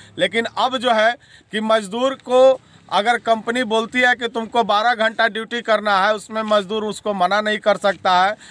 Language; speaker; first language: Hindi; native; Hindi